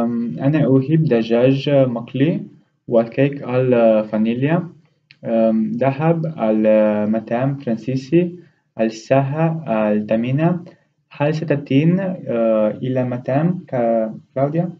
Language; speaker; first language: Arabic; non-native, learner; Romanian